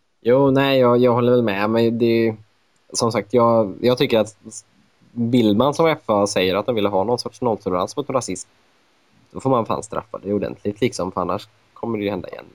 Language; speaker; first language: Swedish; native; Swedish